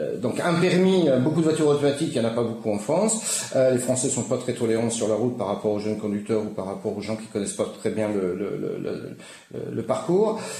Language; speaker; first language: French; native; French